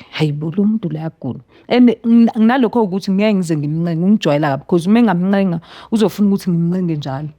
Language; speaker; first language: Zulu; native; Zulu